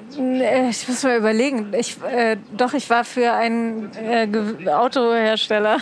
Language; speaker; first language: German; native; German